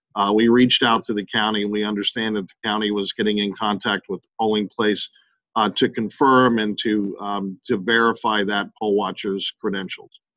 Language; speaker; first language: English; native; English